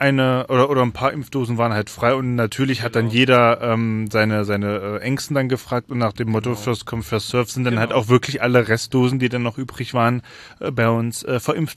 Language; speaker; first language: German; native; German